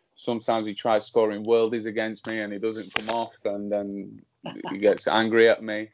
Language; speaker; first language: English; early bilingual, other home language; Slovak